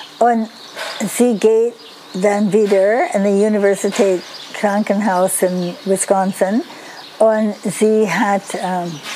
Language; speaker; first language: German; non-native, learner; Dutch